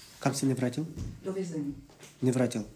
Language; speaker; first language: Czech; non-native, fluent; Russian